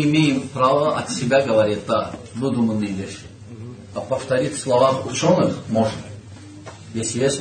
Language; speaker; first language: Russian; non-native, learner; Azerbaijani